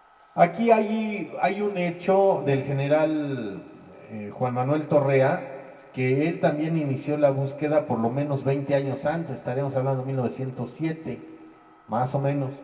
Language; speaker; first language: Spanish; native; Spanish